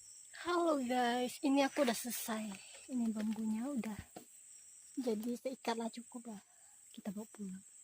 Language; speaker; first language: Indonesian; native; Indonesian